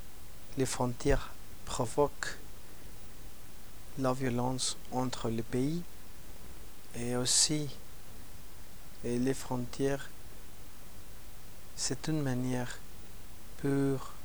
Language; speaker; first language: French; non-native, learner; Spanish